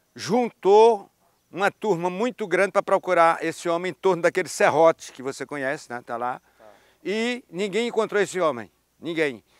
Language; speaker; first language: Portuguese; native; Portuguese